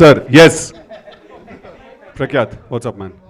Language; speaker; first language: Telugu; native; Telugu